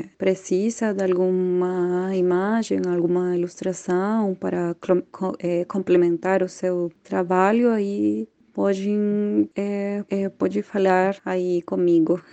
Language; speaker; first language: Portuguese; non-native, fluent; Spanish